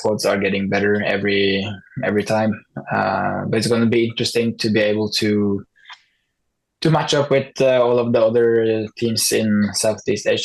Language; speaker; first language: English; non-native, fluent; Norwegian